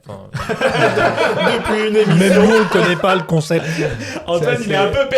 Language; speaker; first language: French; native; French